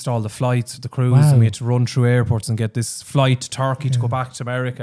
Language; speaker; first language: English; native; English